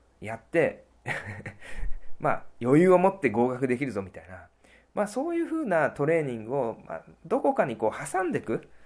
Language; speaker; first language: Japanese; native; Japanese